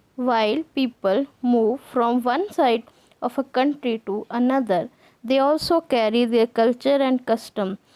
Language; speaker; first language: English; non-native, local second language; Punjabi